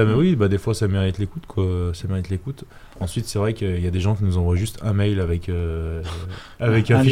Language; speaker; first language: French; native; French